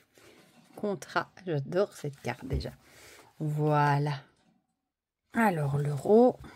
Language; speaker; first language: French; native; French